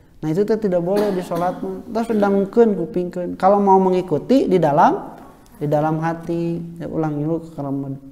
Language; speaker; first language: Indonesian; non-native, local second language; Sundanese